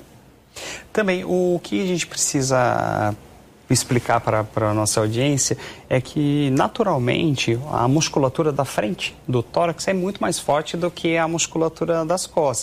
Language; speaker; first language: Portuguese; native; Portuguese